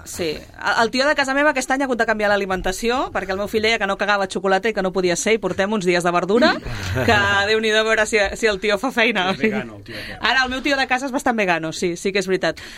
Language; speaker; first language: Catalan; native; Catalan